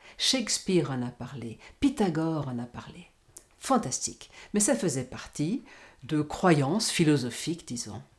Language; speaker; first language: French; non-native, fluent; Portuguese